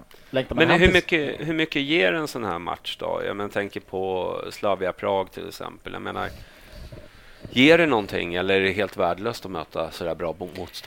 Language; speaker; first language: Swedish; native; Swedish